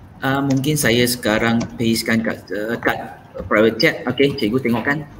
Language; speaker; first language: Malay; non-native, local second language; Chinese